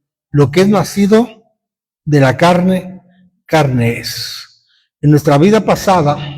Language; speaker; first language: Spanish; native; Spanish